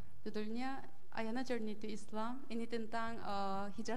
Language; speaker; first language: Indonesian; non-native, learner; Korean